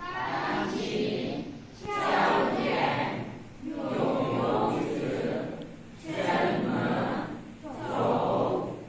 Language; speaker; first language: Chinese; non-native, learner; Indonesian